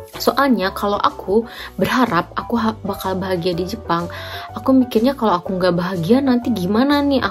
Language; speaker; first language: Indonesian; native; Indonesian